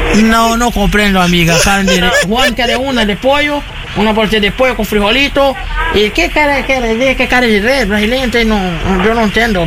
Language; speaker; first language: Spanish; non-native, learner; Portuguese